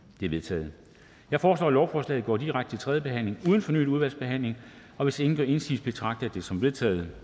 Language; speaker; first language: Danish; native; Danish